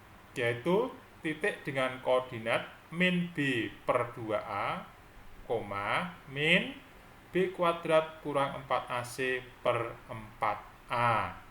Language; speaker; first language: Indonesian; native; Indonesian